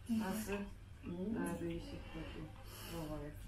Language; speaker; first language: Turkish; non-native, learner; Spanish